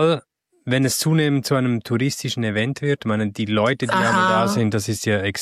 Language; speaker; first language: German; native; German